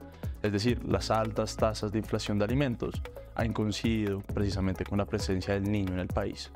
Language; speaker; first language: Spanish; native; Spanish